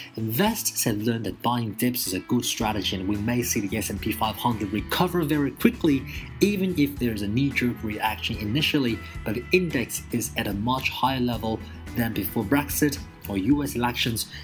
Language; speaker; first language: English; non-native, fluent; Chinese